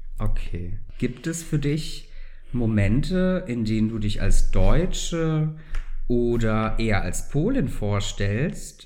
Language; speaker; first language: German; native; German